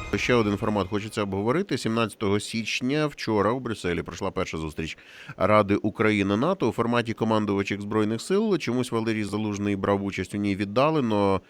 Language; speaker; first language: Ukrainian; native; Ukrainian